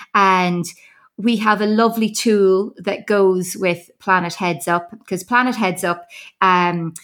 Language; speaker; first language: English; native; English